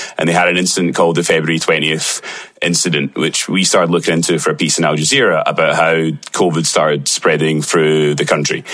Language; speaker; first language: English; native; English